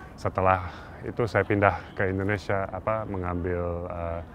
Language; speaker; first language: Indonesian; early bilingual, other home language; English